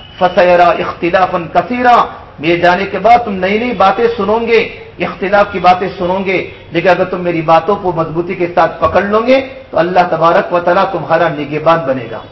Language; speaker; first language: Urdu; non-native, local second language; Gujarati